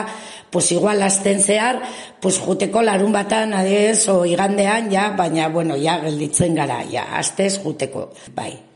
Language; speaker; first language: Basque; non-native, local second language; Spanish